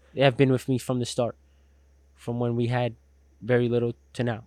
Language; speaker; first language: English; native; English